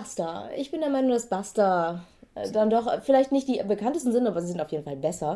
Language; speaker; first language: German; native; German